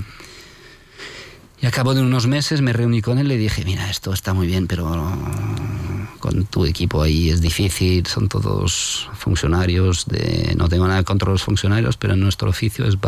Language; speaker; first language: Spanish; non-native, fluent; French